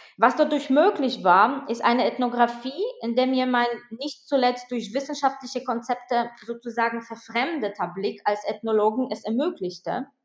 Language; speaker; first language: German; non-native, fluent; Polish